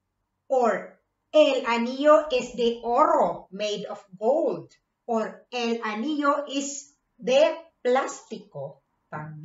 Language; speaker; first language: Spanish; non-native, fluent; Filipino